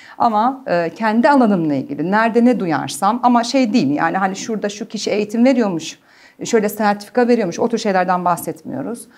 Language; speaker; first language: Turkish; early bilingual, heritage; Turkish